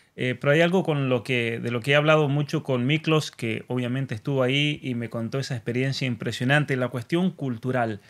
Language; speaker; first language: Spanish; native; Spanish